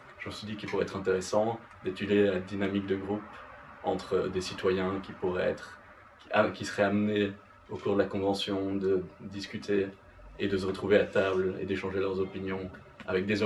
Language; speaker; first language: French; native; French